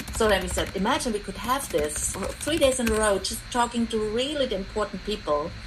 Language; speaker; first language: English; non-native, fluent; German